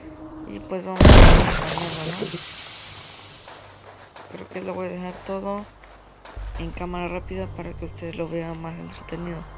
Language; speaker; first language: Spanish; native; Spanish